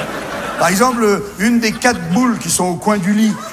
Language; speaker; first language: French; native; French